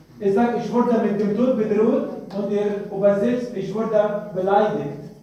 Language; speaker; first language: German; non-native, fluent; Arabic